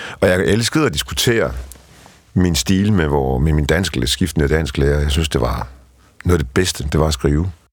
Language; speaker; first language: Danish; early bilingual, other home language; Polish